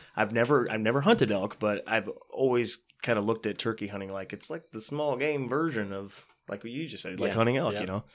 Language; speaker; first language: English; native; English